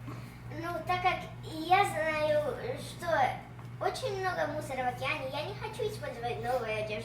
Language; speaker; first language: Russian; early bilingual, heritage; Russian